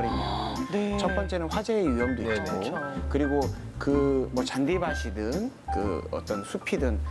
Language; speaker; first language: Korean; native; Korean